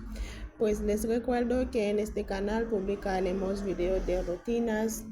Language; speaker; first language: Spanish; non-native, fluent; Haitian Creole